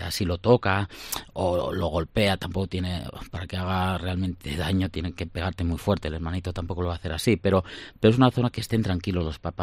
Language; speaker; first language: Spanish; native; Spanish